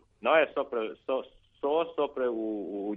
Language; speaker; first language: Portuguese; non-native, fluent; Chinese